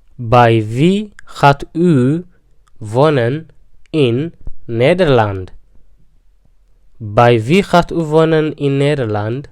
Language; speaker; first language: Dutch; non-native, fluent; Tigrinya